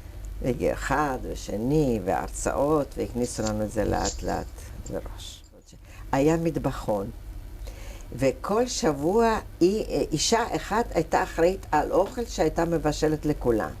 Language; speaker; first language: Hebrew; early bilingual, other home language; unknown